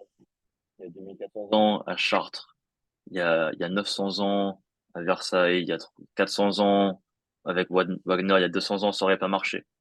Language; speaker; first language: French; non-native, fluent; English